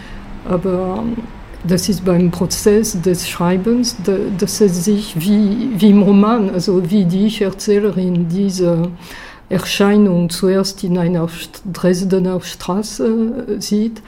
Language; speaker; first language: German; non-native, fluent; French